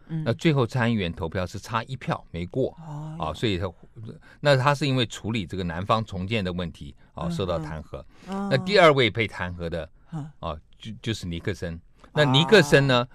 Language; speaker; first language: Chinese; native; Chinese